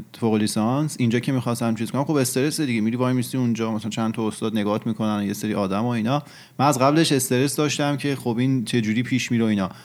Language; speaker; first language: Persian; native; Persian